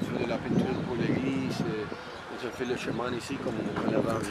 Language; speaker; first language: French; non-native, learner; Spanish